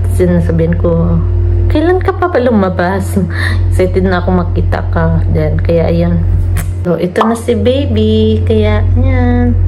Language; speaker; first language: Filipino; non-native, local second language; Cebuano